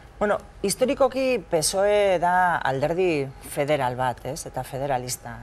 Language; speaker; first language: Basque; non-native, local second language; Spanish